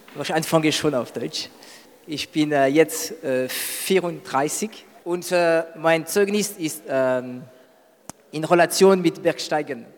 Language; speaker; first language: German; non-native, learner; French